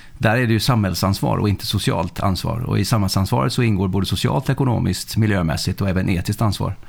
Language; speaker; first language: Swedish; early bilingual, other home language; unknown